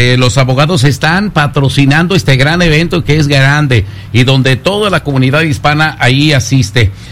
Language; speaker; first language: Spanish; native; Spanish